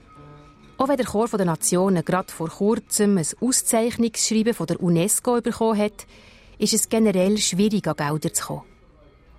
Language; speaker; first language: German; native; German